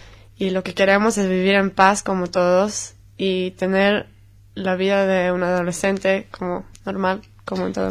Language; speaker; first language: Spanish; non-native, fluent; Hebrew